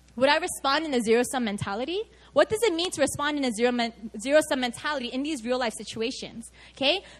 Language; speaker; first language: English; native; English